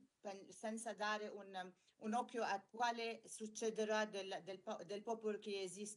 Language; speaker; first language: Italian; non-native, learner; Arabic